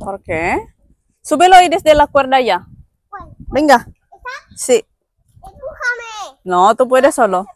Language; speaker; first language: Spanish; non-native, learner; Indonesian